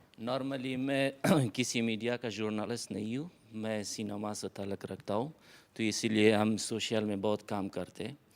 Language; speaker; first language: Hindi; non-native, fluent; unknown